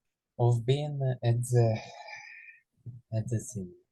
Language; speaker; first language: English; non-native, learner; Ukrainian